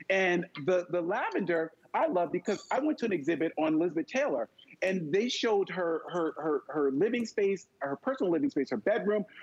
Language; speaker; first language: English; native; English